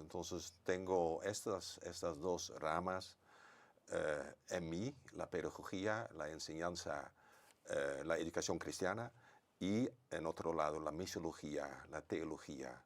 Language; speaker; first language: Spanish; non-native, fluent; Dutch